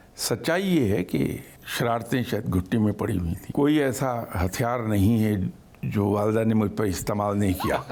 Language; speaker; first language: Urdu; native; Urdu